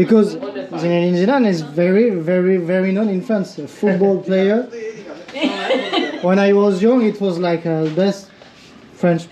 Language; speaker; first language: English; non-native, fluent; French